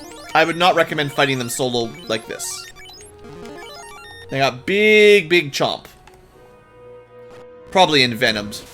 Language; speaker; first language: English; native; English